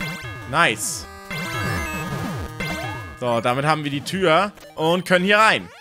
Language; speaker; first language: German; native; German